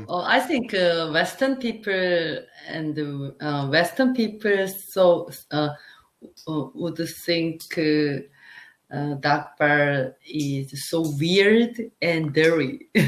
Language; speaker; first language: English; non-native, learner; Korean